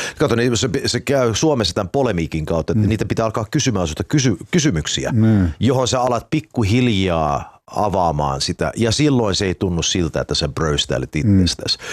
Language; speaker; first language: Finnish; early bilingual, heritage; Finnish